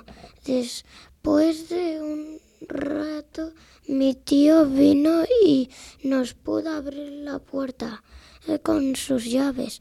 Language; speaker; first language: Spanish; native; Spanish